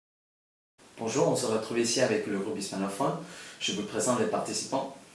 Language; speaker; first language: French; non-native, learner; Spanish